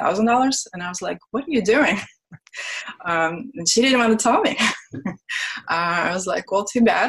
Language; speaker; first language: English; early bilingual, other home language; Ukrainian